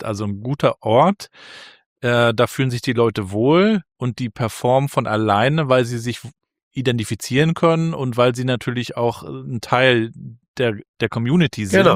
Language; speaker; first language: German; native; German